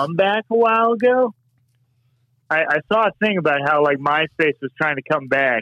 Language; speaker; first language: English; native; English